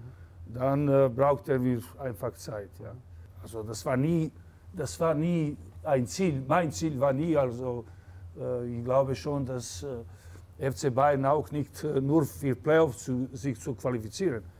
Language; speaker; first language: German; non-native, fluent; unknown